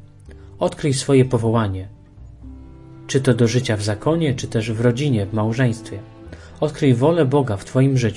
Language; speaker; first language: Polish; native; Polish